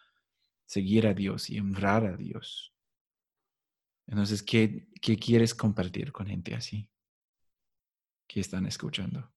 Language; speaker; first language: Spanish; non-native, fluent; English